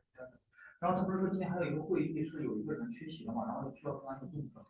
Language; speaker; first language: Chinese; native; Chinese